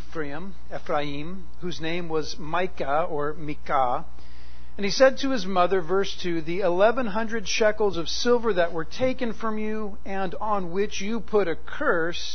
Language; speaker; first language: English; native; English